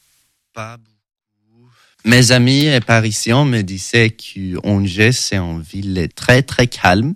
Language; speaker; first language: French; non-native, learner; Swedish